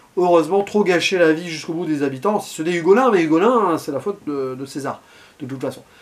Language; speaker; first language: French; native; French